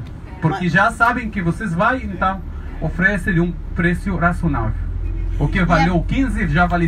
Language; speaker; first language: Portuguese; non-native, learner; Arabic